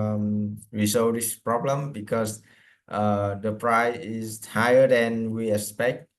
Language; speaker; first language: English; non-native, learner; Vietnamese